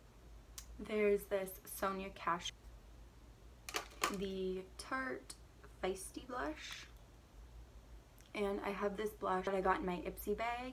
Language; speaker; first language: English; native; English